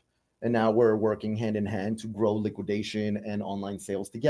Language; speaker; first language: English; native; English